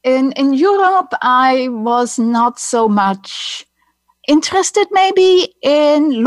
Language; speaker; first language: English; non-native, fluent; Dutch